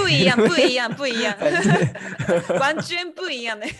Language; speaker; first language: Chinese; non-native, learner; Japanese